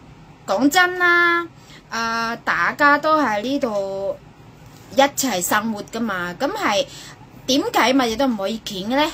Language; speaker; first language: Cantonese; non-native, fluent; Indonesian